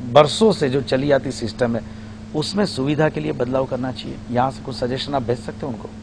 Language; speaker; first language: Hindi; non-native, local second language; Gujarati